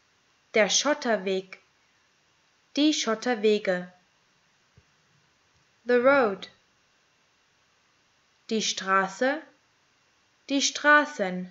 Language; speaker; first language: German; native; German